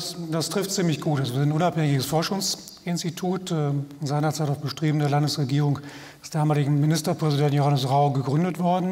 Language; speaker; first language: German; native; German